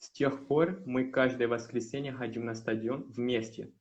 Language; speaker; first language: Russian; non-native, learner; Portuguese